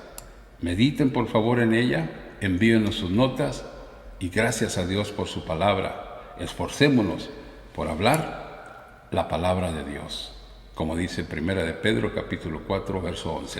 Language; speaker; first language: Spanish; native; Spanish